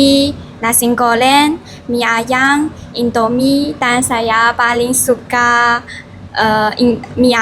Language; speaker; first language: Indonesian; non-native, learner; Chinese